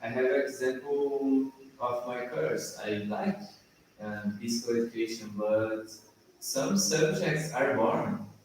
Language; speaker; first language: English; non-native, learner; Portuguese